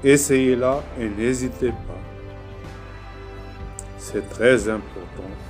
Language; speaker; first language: French; non-native, local second language; Arabic